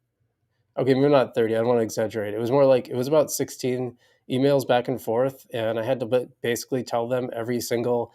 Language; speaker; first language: English; native; English